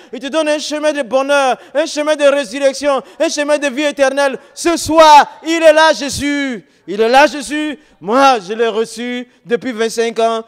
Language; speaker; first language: French; non-native, local second language; Dyula